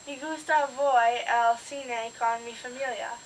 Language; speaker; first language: Spanish; non-native, learner; English